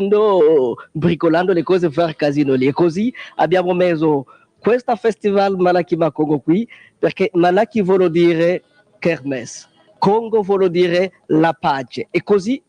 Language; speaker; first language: Italian; non-native, learner; Kongo